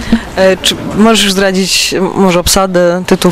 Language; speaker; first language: Polish; native; Polish